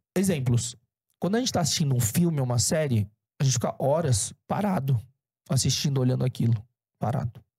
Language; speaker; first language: Portuguese; early bilingual, other home language; Korean